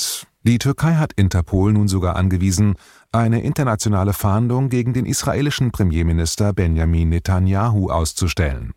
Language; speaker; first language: German; native; German